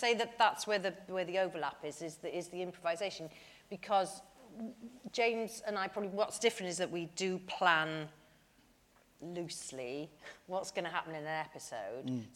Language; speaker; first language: English; native; English